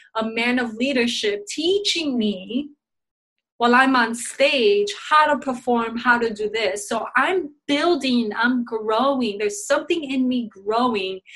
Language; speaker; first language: English; native; English